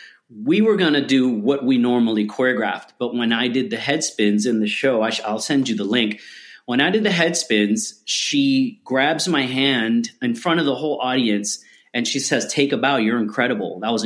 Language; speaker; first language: English; early bilingual, other home language; Spanish